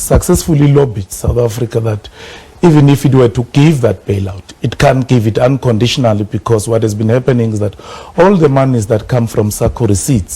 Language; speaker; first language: English; non-native, local second language; Swati